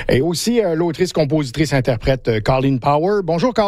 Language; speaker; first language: French; native; French